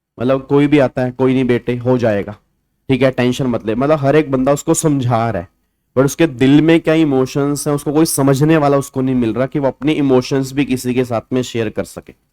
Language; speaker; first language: Hindi; native; Hindi